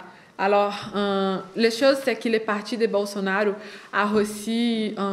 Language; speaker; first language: French; non-native, fluent; Portuguese